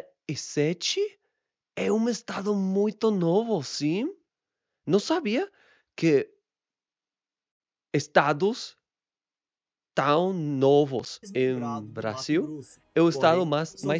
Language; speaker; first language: Portuguese; non-native, learner; English